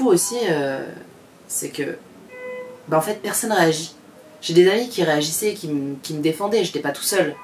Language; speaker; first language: French; native; French